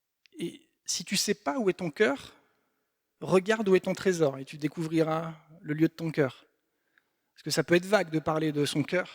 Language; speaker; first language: French; native; French